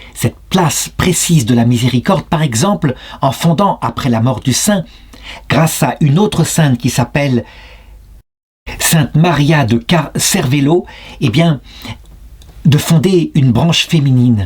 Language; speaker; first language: French; native; French